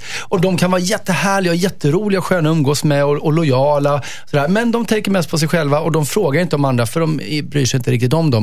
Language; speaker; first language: Swedish; native; Swedish